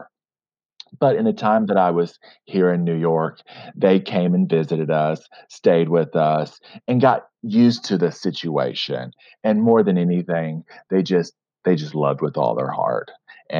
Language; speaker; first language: English; native; English